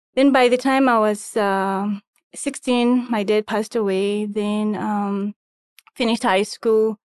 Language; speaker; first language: English; non-native, local second language; Shona